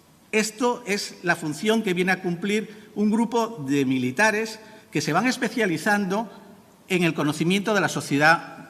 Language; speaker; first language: Spanish; native; Spanish